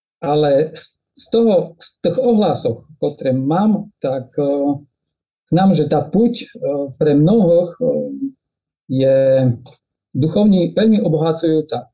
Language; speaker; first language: Slovak; native; Slovak